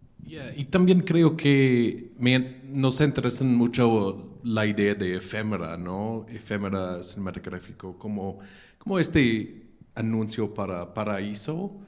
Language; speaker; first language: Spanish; non-native, fluent; English